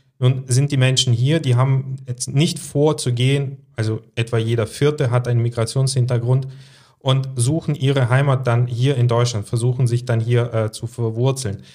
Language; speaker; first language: German; early bilingual, other home language; Russian